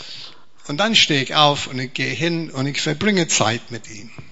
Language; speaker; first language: German; non-native, fluent; English